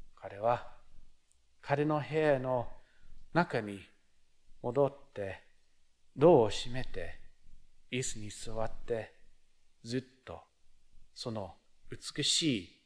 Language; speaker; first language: Japanese; non-native, fluent; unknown